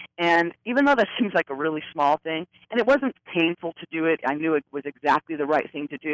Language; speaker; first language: English; native; English